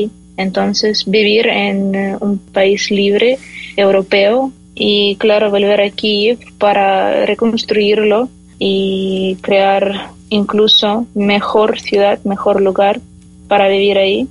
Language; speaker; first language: Spanish; non-native, fluent; Ukrainian